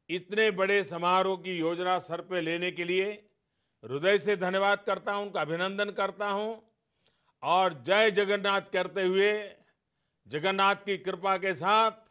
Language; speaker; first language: Hindi; non-native, local second language; Gujarati